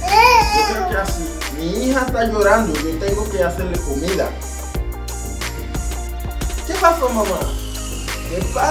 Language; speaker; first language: Spanish; non-native, learner; Haitian Creole